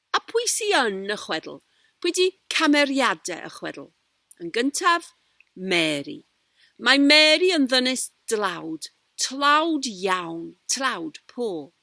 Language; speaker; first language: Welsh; non-native, local second language; English